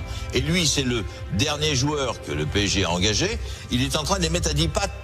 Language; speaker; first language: French; native; French